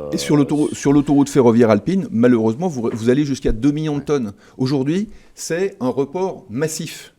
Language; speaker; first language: French; native; French